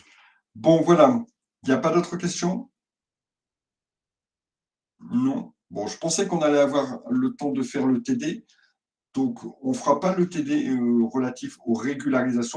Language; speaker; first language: French; native; French